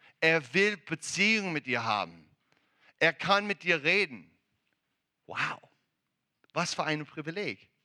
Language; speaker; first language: German; non-native, learner; English